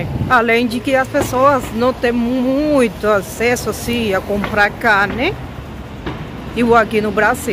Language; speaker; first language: Portuguese; non-native, fluent; Spanish